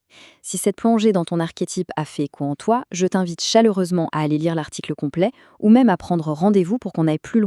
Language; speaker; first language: French; native; French